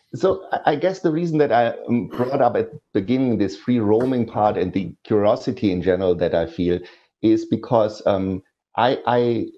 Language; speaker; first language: English; non-native, fluent; German